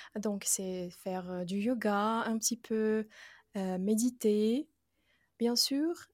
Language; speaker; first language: French; non-native, fluent; Russian